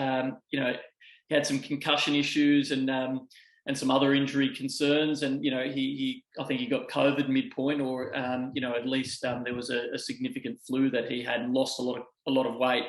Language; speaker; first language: English; native; English